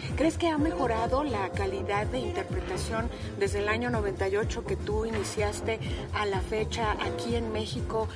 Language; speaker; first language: Spanish; native; Spanish